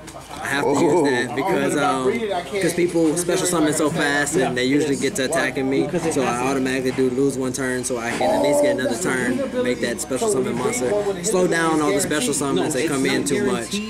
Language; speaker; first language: English; native; English